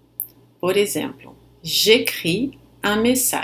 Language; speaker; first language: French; non-native, fluent; Portuguese